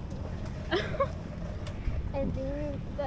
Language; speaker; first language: English; non-native, learner; Thai